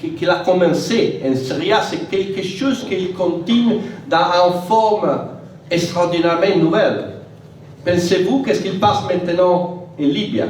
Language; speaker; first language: French; non-native, fluent; Italian